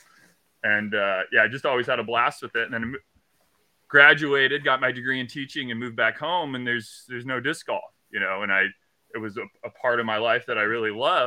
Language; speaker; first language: English; native; English